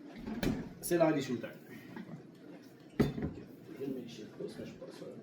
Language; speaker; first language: French; native; French